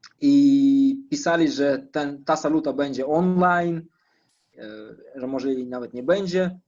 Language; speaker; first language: Polish; non-native, fluent; Russian